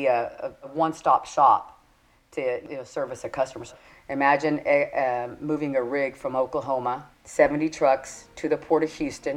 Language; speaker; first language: English; early bilingual, other home language; Spanish